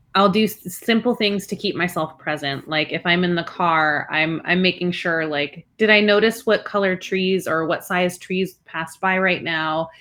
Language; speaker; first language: English; early bilingual, other home language; Spanish